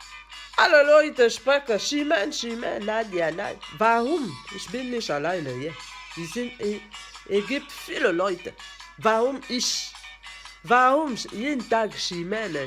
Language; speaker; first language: German; non-native, learner; French